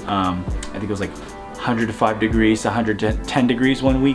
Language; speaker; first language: English; native; English